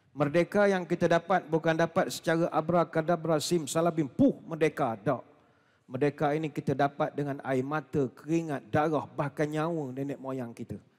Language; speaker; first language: Malay; native; Malay